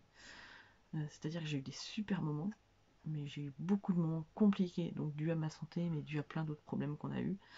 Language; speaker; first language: French; native; French